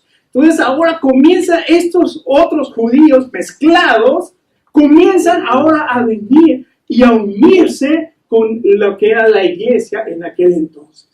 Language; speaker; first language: Spanish; native; Spanish